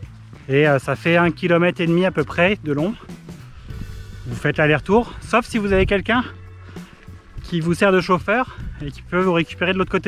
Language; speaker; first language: French; native; French